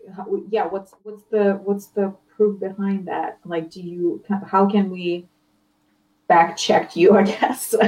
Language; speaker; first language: English; non-native, fluent; Ukrainian